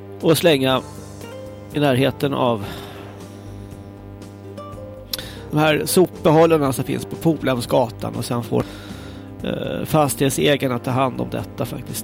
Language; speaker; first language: Swedish; native; Swedish